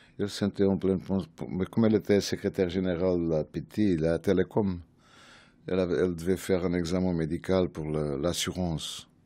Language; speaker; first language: French; non-native, fluent; Portuguese